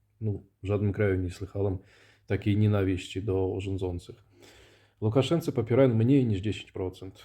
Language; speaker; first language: Polish; non-native, fluent; Russian